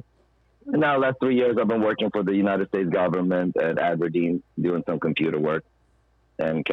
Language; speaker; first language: English; non-native, fluent; Ukrainian